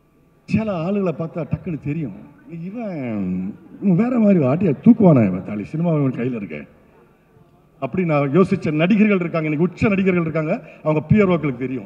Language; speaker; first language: Tamil; native; Tamil